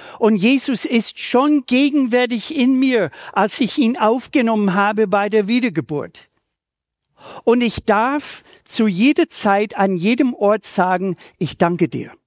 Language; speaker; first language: German; non-native, fluent; English